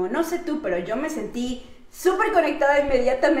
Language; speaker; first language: Spanish; native; Spanish